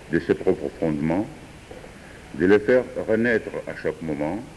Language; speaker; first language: French; non-native, fluent; Georgian